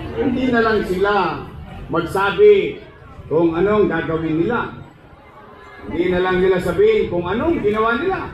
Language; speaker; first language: Filipino; native; Filipino